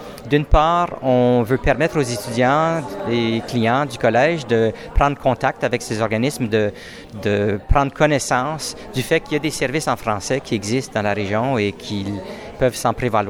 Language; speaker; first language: French; native; French